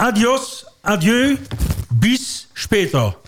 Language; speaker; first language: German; non-native, learner; Dutch